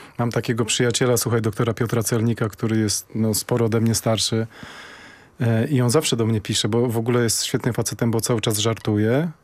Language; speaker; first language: Polish; native; Polish